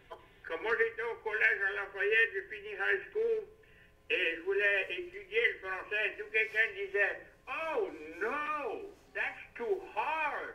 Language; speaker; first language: French; native; French